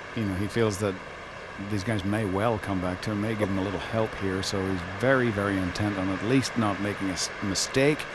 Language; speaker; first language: English; native; English